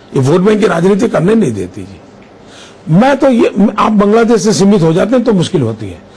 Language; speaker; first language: Hindi; non-native, local second language; Gujarati